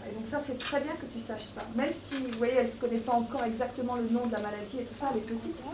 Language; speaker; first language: French; native; French